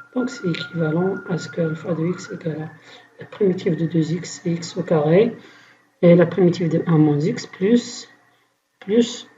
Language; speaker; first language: French; non-native, local second language; Arabic